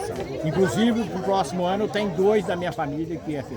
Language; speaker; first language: Portuguese; native; Portuguese